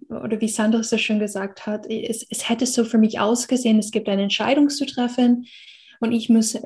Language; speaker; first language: German; non-native, fluent; English